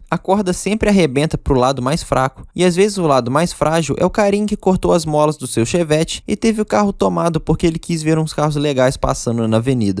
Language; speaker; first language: Portuguese; native; Portuguese